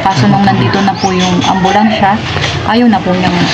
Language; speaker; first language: Filipino; native; Filipino